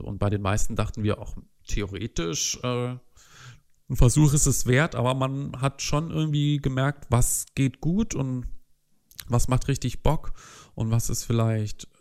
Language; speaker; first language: German; native; German